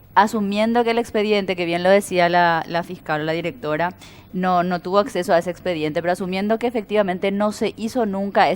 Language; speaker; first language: Spanish; native; Spanish